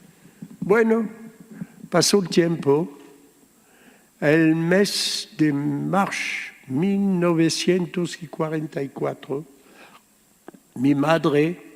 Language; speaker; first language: Spanish; early bilingual, heritage; French